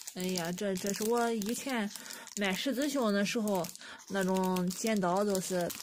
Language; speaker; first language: Chinese; native; Chinese